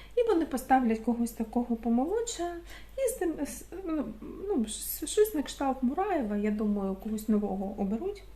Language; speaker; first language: Ukrainian; non-native, local second language; Russian